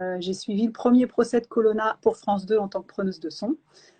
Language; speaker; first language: French; native; French